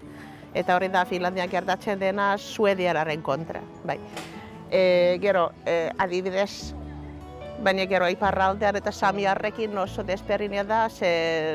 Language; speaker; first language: Basque; non-native, fluent; Finnish